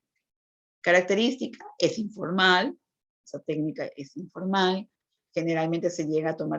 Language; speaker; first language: Spanish; native; Spanish